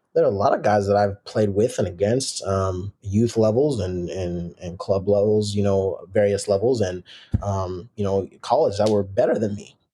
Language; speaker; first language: English; native; English